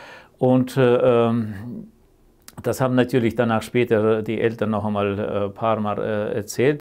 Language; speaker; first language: German; early bilingual, heritage; German